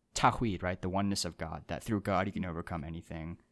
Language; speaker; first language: English; early bilingual, other home language; Japanese